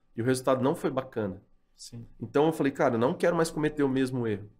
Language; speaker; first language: Portuguese; native; Portuguese